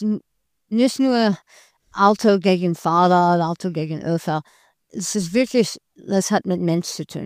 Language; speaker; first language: German; non-native, learner; English